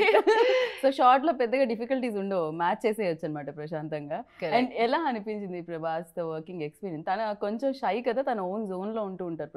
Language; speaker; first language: Telugu; native; Telugu